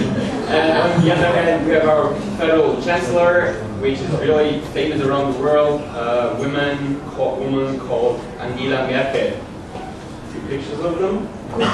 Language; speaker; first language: English; non-native, fluent; German